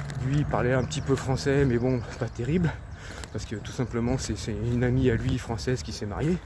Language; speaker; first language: French; native; French